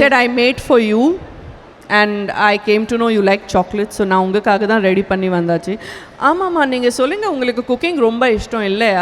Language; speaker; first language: Tamil; non-native, local second language; Gujarati